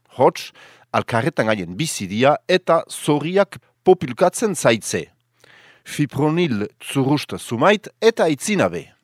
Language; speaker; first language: Basque; native; Basque